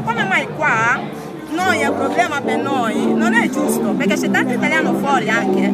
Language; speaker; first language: Italian; non-native, learner; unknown